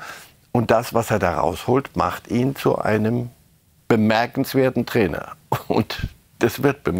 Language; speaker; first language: German; native; German